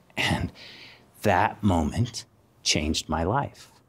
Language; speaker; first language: English; native; English